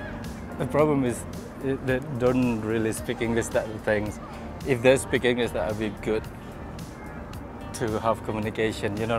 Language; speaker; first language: English; non-native, fluent; Indonesian